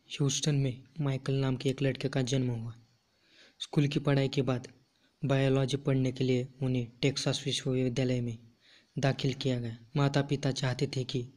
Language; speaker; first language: Hindi; non-native, local second language; Marathi